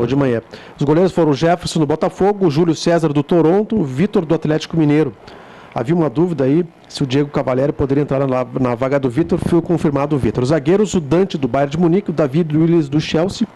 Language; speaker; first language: Portuguese; native; Portuguese